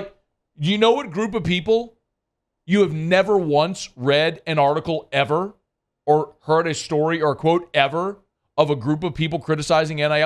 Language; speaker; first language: English; native; English